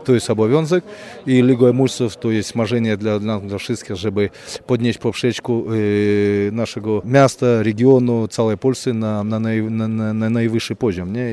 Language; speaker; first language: Polish; non-native, fluent; Russian